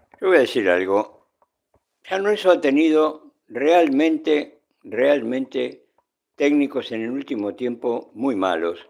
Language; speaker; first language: Spanish; native; Spanish